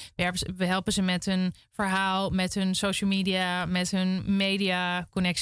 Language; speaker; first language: Dutch; native; Dutch